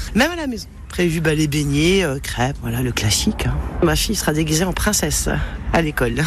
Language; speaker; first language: French; native; French